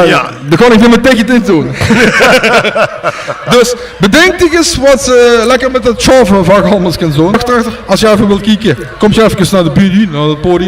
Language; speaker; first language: Dutch; native; Dutch